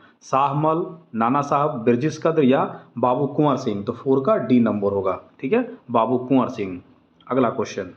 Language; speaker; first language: Hindi; native; Hindi